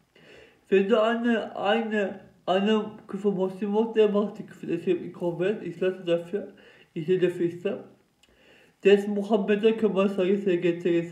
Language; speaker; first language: German; non-native, learner; Turkish